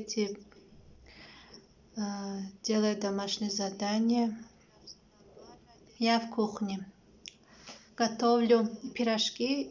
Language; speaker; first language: Russian; non-native, learner; Tajik